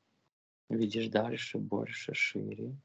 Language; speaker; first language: Russian; native; Russian